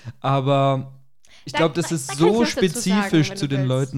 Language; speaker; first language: German; native; German